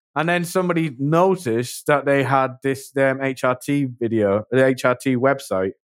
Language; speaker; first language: English; native; English